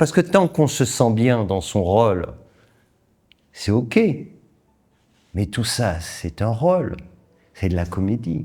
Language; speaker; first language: French; native; French